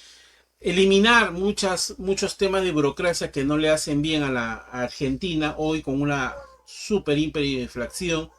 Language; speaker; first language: Spanish; native; Spanish